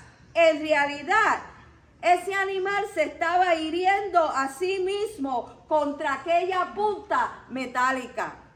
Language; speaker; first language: Spanish; native; Spanish